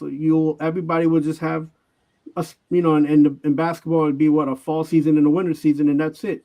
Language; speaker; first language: English; native; English